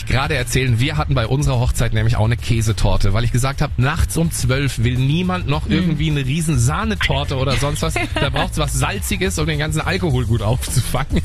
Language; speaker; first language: German; native; German